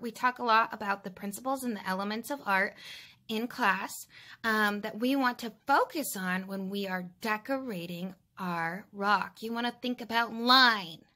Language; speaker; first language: English; native; English